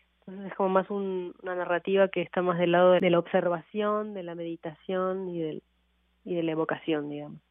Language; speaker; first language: Spanish; native; Spanish